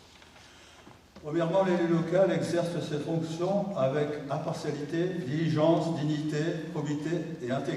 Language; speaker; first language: French; native; French